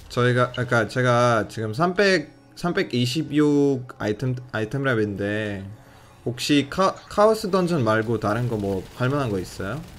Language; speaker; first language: Korean; non-native, fluent; Russian